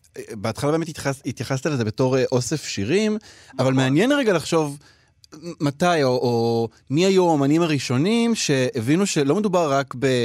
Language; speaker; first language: Hebrew; native; Hebrew